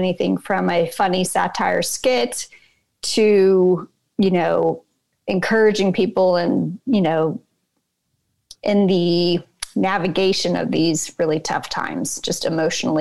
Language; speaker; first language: English; native; English